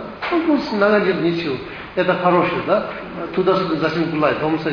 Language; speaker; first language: Russian; non-native, learner; Tibetan